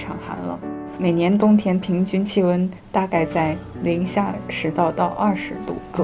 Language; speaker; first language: Chinese; native; Chinese